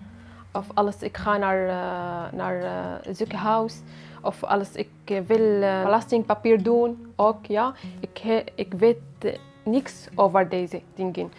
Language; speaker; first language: Dutch; non-native, learner; Arabic